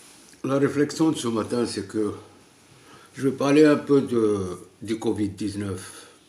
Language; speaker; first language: French; non-native, local second language; Arabic